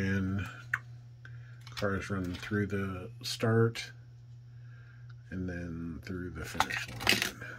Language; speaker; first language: English; native; English